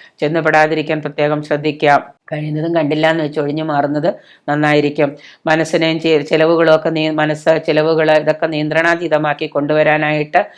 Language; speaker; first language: Malayalam; native; Malayalam